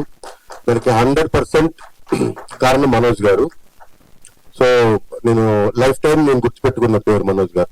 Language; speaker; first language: Telugu; native; Telugu